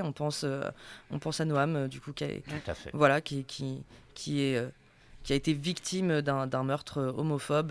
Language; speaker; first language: French; native; French